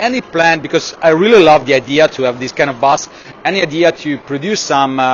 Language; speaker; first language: English; non-native, fluent; Italian